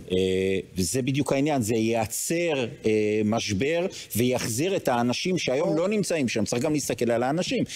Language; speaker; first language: Hebrew; native; Hebrew